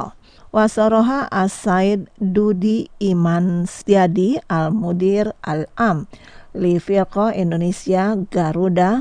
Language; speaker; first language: Arabic; non-native, fluent; Indonesian